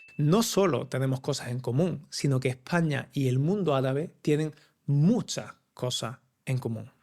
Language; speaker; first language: Spanish; native; Spanish